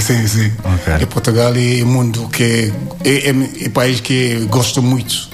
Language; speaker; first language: Portuguese; non-native, learner; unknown